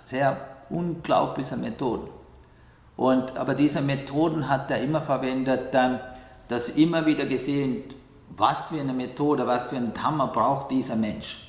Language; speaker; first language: German; non-native, learner; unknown